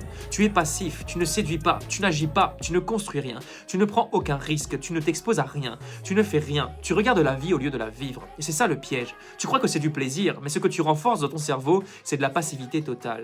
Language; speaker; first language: French; native; French